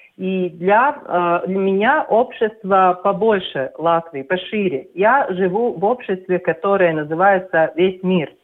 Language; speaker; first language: Russian; non-native, local second language; Latvian